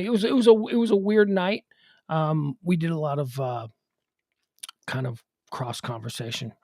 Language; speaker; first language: English; native; English